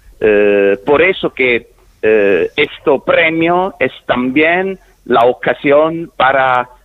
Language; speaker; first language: Spanish; non-native, fluent; Italian